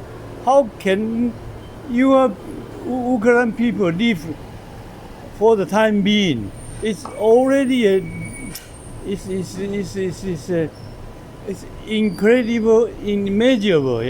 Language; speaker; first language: English; non-native, learner; Chinese